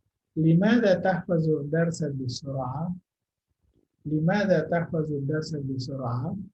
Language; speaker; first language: Arabic; non-native, fluent; Indonesian